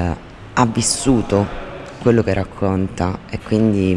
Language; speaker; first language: Italian; native; Italian